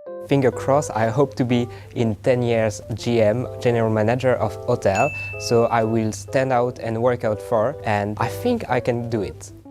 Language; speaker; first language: English; non-native, fluent; French